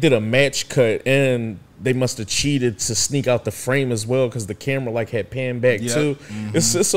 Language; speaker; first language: English; native; English